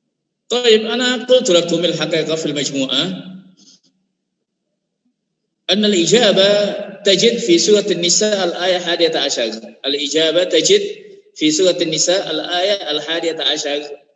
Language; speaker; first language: Arabic; non-native, fluent; Indonesian